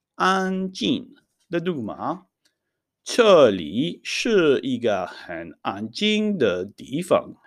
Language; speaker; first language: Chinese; non-native, fluent; Hebrew